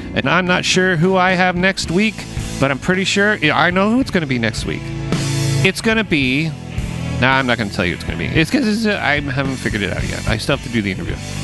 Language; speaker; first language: English; native; English